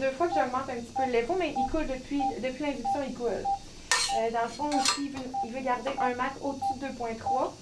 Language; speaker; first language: French; native; French